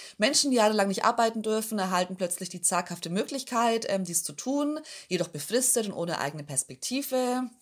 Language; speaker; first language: German; native; German